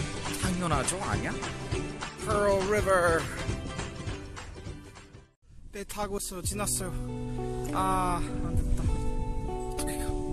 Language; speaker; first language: Korean; non-native, fluent; English